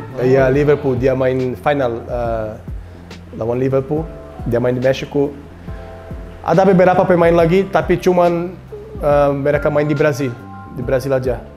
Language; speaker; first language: Indonesian; non-native, learner; Portuguese